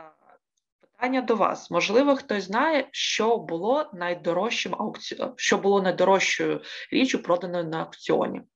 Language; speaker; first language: Ukrainian; native; Ukrainian